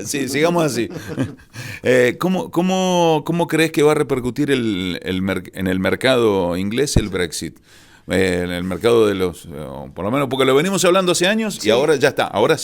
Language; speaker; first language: Spanish; native; Spanish